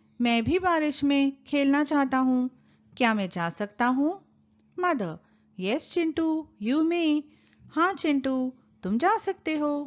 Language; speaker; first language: Urdu; native; Urdu